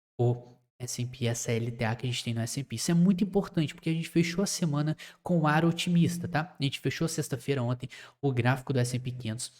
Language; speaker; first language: Portuguese; native; Portuguese